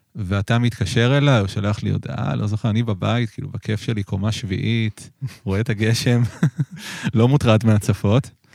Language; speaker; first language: Hebrew; native; Hebrew